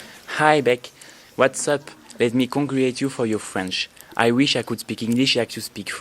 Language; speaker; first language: English; non-native, learner; French